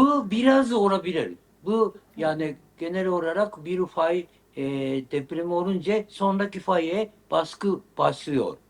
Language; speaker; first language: Turkish; non-native, learner; Japanese